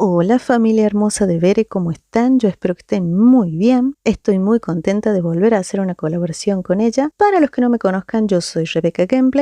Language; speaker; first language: Spanish; native; Spanish